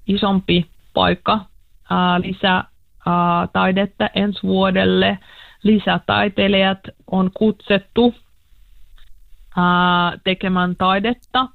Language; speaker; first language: Finnish; non-native, learner; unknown